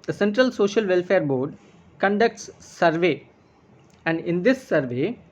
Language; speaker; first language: English; non-native, local second language; Tamil